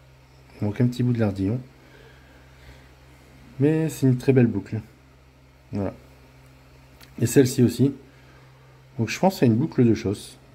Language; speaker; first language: French; native; French